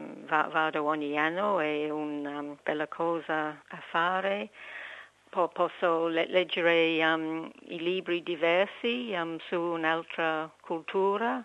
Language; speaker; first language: Italian; non-native, learner; English